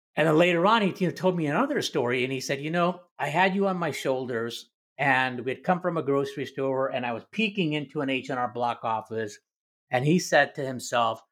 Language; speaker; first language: English; early bilingual, other home language; Hindi